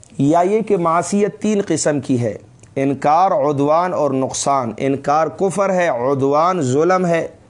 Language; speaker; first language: Urdu; non-native, local second language; Pashto